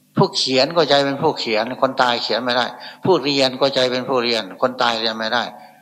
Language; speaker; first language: Thai; non-native, local second language; Northeastern Thai